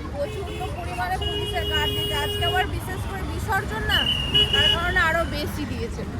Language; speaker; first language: Bangla; native; Bangla